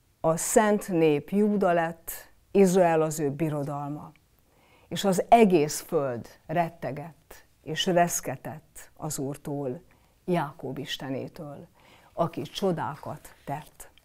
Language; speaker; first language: Hungarian; native; Hungarian